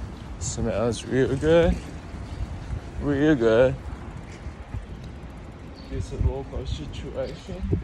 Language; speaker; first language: English; non-native, learner; Japanese